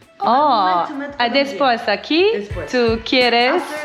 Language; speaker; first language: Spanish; non-native, learner; Turkish